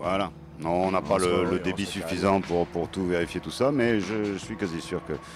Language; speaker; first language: French; native; French